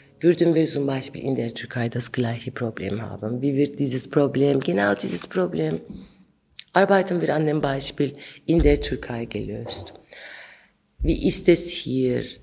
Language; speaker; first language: German; non-native, fluent; Turkish